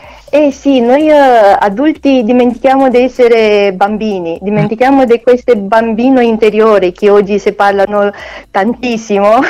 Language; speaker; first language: Italian; non-native, learner; Romanian